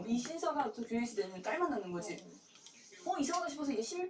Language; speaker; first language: Korean; native; Korean